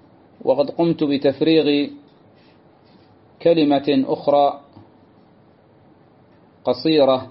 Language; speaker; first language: Arabic; native; Arabic